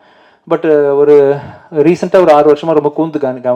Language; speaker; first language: Tamil; native; Tamil